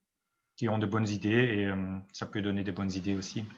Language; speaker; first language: French; non-native, fluent; German